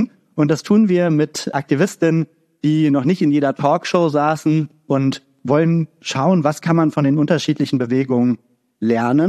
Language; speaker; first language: German; native; German